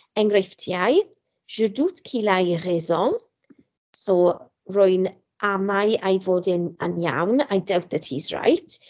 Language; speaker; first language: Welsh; non-native, local second language; English